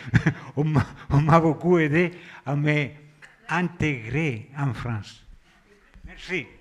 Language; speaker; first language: French; non-native, fluent; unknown